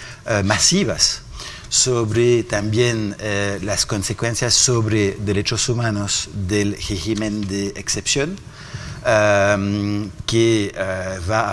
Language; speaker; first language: Spanish; non-native, fluent; French